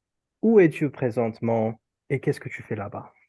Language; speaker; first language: French; non-native, fluent; Urdu